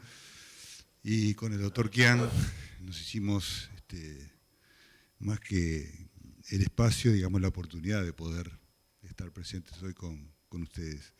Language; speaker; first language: Spanish; native; Spanish